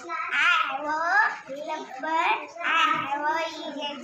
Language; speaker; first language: English; non-native, learner; Marathi